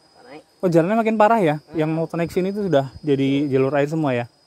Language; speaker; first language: Indonesian; native; Indonesian